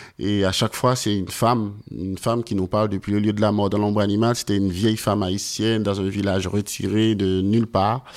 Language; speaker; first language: French; non-native, local second language; Haitian Creole